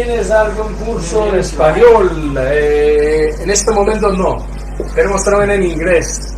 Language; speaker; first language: Spanish; non-native, fluent; Chinese